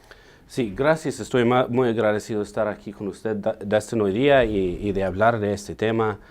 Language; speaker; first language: Spanish; non-native, fluent; English